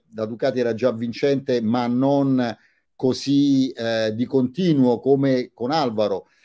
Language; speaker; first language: Italian; native; Italian